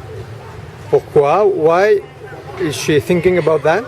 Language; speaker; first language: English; non-native, fluent; French